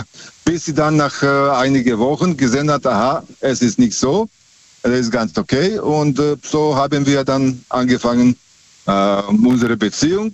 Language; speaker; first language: German; native; German